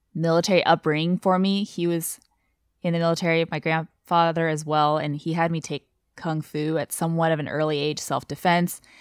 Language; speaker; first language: English; non-native, fluent; Chinese